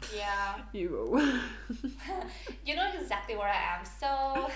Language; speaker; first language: English; non-native, fluent; Norwegian